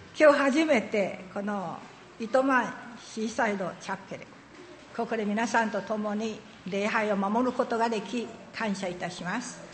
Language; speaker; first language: Japanese; non-native, fluent; Min Nan Chinese